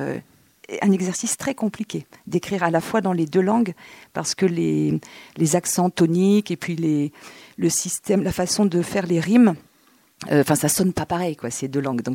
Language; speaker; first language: French; native; French